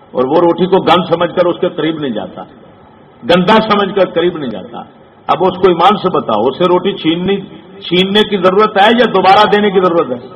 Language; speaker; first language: Urdu; non-native, local second language; Punjabi